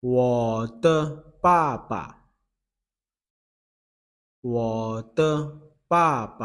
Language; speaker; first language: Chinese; non-native, fluent; Lao